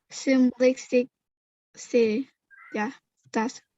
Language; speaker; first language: English; non-native, learner; Vietnamese